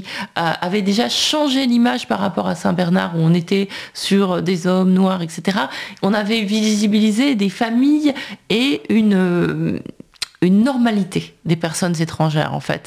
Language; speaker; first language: French; native; French